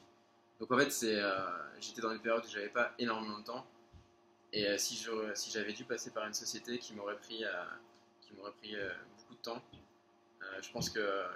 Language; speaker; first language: French; native; French